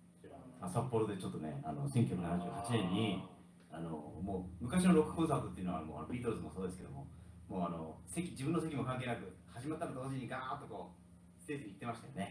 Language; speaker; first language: Japanese; native; Japanese